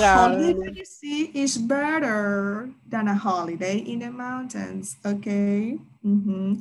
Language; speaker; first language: English; non-native, fluent; Spanish